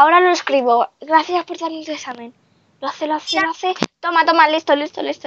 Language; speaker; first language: Spanish; native; Spanish